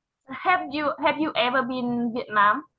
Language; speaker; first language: English; non-native, learner; Vietnamese